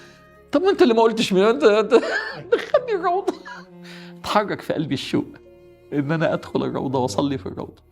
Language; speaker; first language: Arabic; native; Arabic